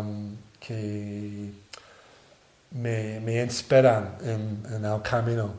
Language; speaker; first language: Spanish; non-native, learner; English